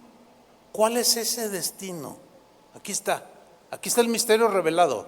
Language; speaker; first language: Spanish; native; Spanish